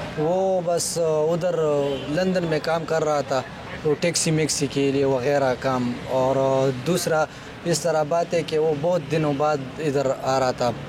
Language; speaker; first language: Urdu; non-native, local second language; Pashto